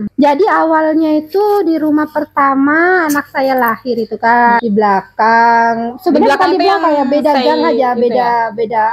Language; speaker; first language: Indonesian; non-native, local second language; Javanese